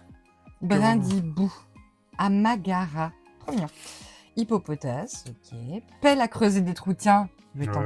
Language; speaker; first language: French; native; French